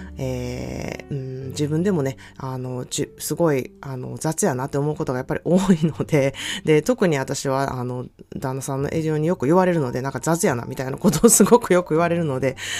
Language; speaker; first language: Japanese; native; Japanese